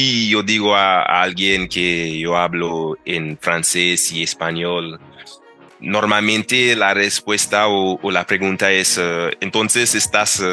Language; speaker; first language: Spanish; non-native, fluent; English